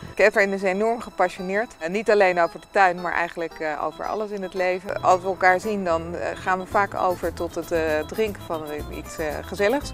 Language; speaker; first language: Dutch; native; Dutch